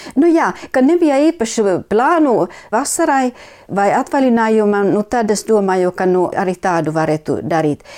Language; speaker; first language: Latvian; non-native, fluent; Finnish